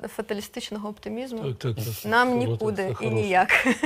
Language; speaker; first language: Ukrainian; non-native, local second language; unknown